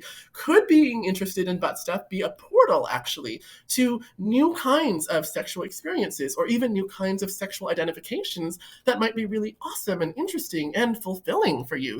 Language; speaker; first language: English; native; English